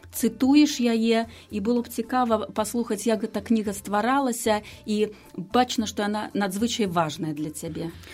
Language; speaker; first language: Belarusian; native; Belarusian